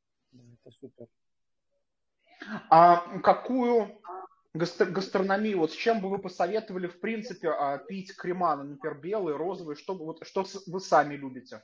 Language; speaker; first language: Russian; native; Russian